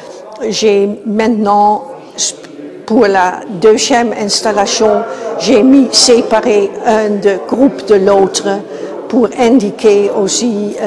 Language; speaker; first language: French; non-native, learner; Spanish